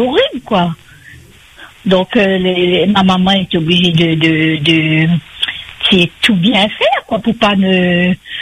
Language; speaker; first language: French; non-native, local second language; Réunion Creole French